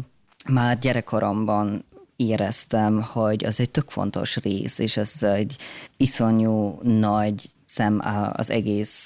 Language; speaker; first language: Hungarian; early bilingual, heritage; German